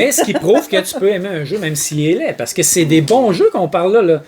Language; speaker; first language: French; native; French